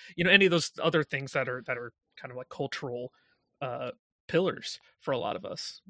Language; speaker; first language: English; native; English